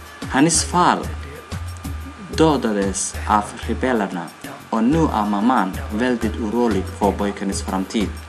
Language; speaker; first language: Swedish; non-native, learner; Somali